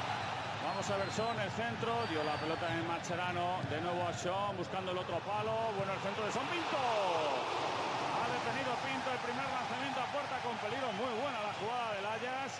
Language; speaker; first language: Spanish; native; Spanish